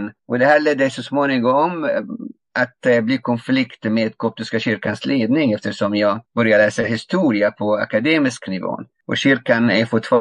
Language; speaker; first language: Swedish; non-native, fluent; Arabic